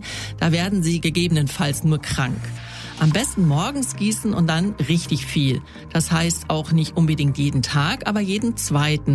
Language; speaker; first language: German; native; German